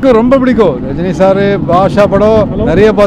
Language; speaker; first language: Tamil; non-native, learner; Malayalam